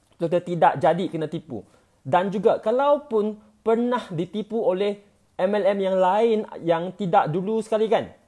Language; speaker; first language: Malay; non-native, local second language; Chinese